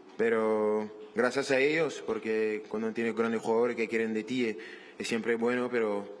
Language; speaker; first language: Spanish; non-native, learner; French